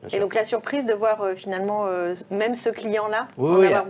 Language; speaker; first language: French; native; French